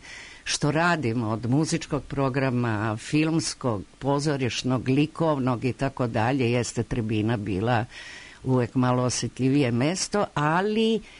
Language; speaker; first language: Croatian; native; Croatian